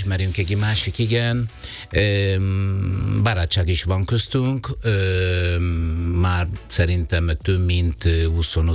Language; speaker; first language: Hungarian; non-native, fluent; Italian